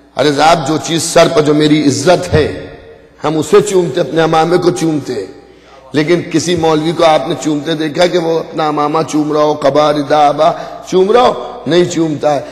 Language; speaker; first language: Urdu; native; Urdu